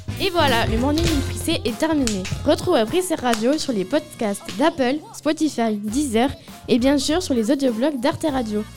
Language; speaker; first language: French; native; French